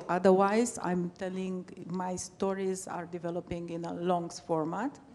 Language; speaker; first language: English; non-native, fluent; Romanian